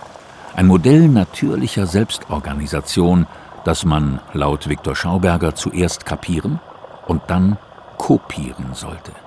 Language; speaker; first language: German; native; German